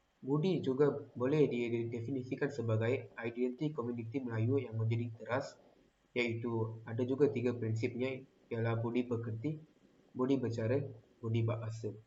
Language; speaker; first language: Malay; non-native, local second language; Tamil